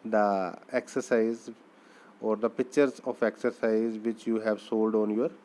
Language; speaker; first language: English; non-native, local second language; Punjabi